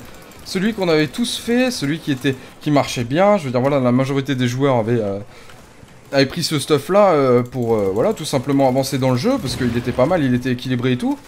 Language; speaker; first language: French; native; French